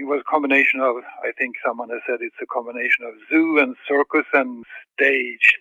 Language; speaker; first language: English; non-native, fluent; Swedish